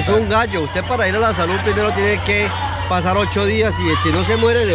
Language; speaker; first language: Spanish; native; Spanish